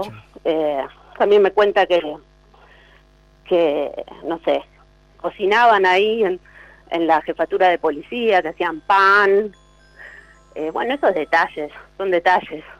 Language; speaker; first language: Spanish; native; Spanish